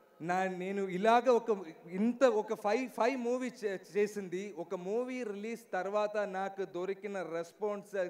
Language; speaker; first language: Telugu; non-native, learner; Malayalam